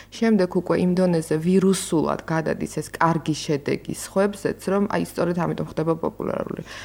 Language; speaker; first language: Georgian; native; Georgian